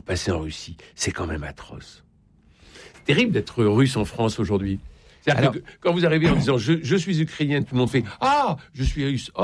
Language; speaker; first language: French; native; French